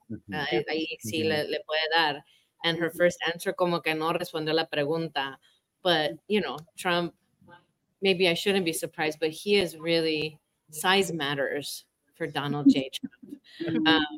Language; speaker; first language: English; early bilingual, other home language; Spanish